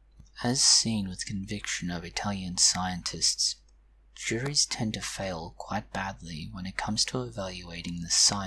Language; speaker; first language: English; native; English